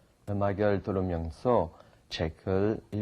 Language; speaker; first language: Korean; non-native, learner; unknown